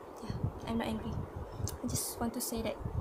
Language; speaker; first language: English; non-native, learner; Malay